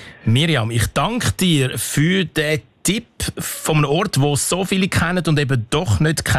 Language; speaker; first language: German; native; German